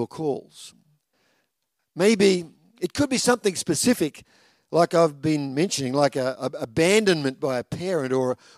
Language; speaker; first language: English; native; English